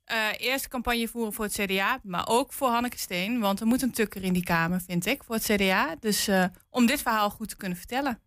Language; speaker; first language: Dutch; native; Dutch